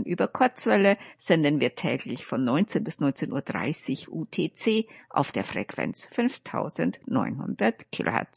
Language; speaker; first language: German; native; German